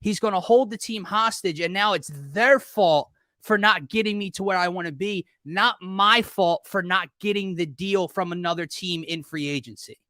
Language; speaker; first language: English; native; English